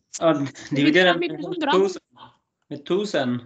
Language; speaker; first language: Swedish; non-native, learner; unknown